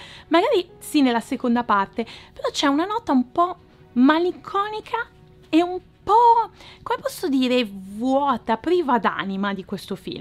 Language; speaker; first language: Italian; native; Italian